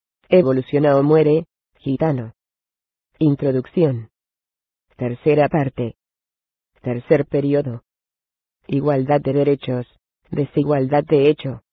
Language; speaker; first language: Spanish; native; Spanish